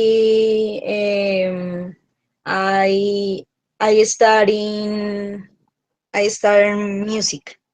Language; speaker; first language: English; non-native, learner; Spanish